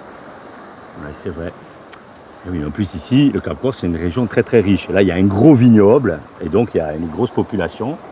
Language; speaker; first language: French; native; French